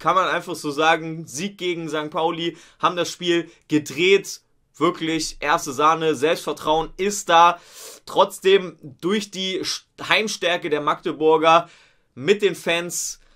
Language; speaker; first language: German; native; German